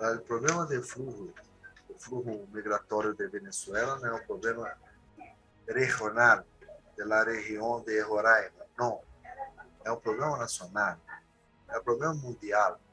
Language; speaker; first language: Spanish; non-native, learner; Portuguese